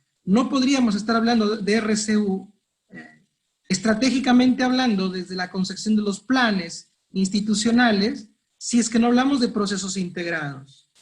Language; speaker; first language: Spanish; native; Spanish